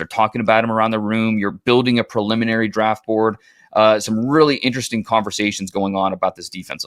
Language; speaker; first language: English; native; English